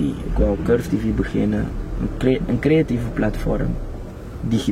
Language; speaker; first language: Dutch; non-native, local second language; Papiamento